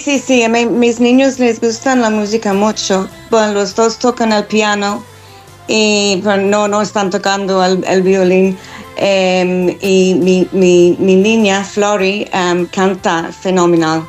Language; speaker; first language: Spanish; non-native, learner; English